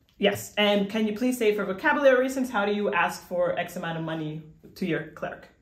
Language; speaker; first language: English; non-native, fluent; Spanish